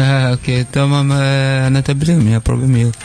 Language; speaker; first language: Turkish; non-native, learner; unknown